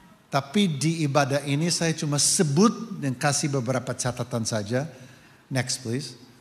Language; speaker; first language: Indonesian; non-native, fluent; English